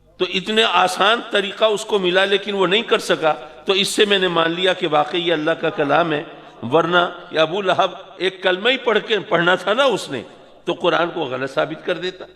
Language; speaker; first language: Urdu; native; Urdu